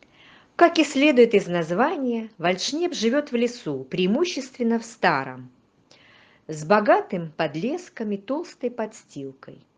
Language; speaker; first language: Russian; native; Russian